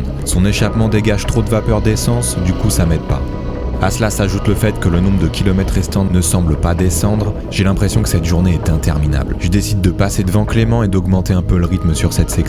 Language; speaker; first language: French; native; French